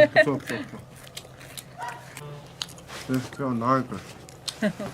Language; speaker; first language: Chinese; native; Chinese